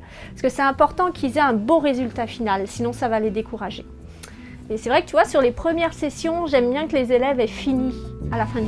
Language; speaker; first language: French; native; French